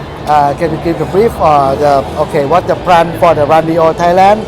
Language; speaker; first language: English; non-native, learner; Thai